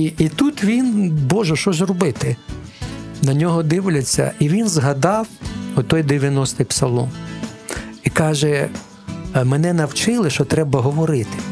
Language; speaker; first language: Ukrainian; non-native, local second language; Russian